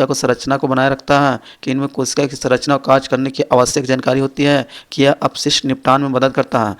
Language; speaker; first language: Hindi; native; Hindi